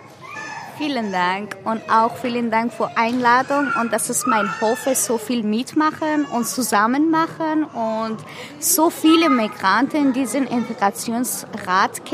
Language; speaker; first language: German; non-native, learner; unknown